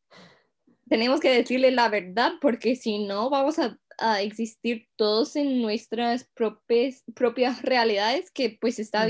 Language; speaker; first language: Spanish; non-native, fluent; English